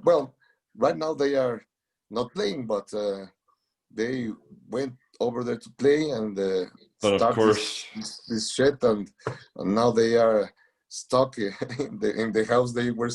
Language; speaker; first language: English; non-native, learner; Spanish